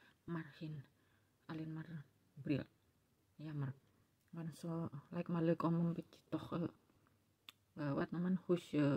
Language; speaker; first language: Dutch; non-native, learner; Indonesian